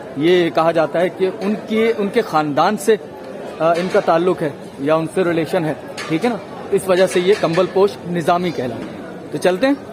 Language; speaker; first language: Urdu; native; Urdu